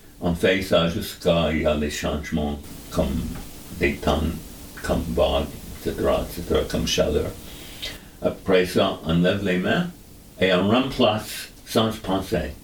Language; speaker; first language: French; non-native, fluent; English